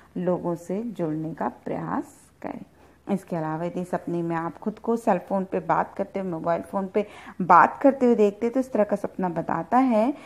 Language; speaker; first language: Hindi; native; Hindi